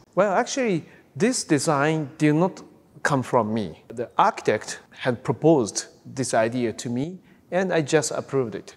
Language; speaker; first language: English; non-native, fluent; Japanese